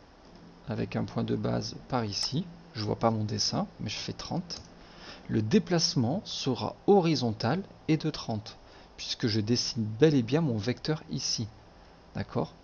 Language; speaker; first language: French; native; French